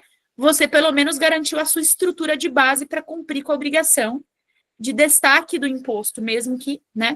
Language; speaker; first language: Portuguese; native; Portuguese